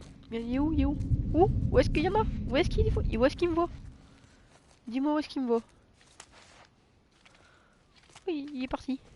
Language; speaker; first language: French; native; French